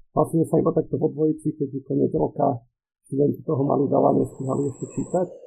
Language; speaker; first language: Slovak; native; Slovak